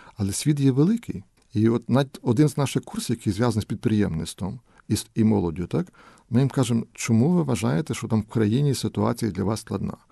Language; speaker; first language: Ukrainian; native; Ukrainian